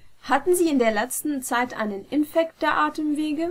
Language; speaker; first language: German; non-native, fluent; Arabic